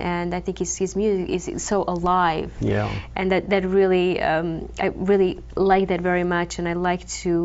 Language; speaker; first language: English; non-native, fluent; Croatian